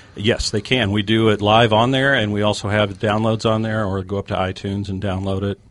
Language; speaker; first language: English; native; English